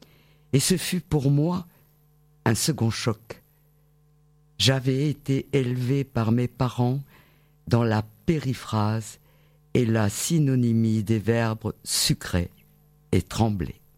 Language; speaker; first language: French; native; French